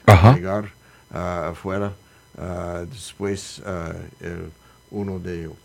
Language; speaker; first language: Spanish; non-native, learner; English